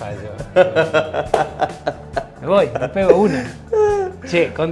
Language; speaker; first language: Spanish; native; Spanish